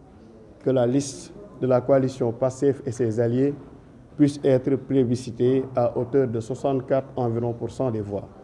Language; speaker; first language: French; non-native, local second language; Wolof